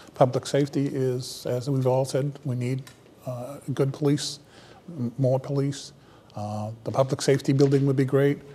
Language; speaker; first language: English; native; English